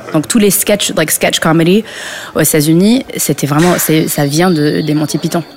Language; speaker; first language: French; non-native, fluent; English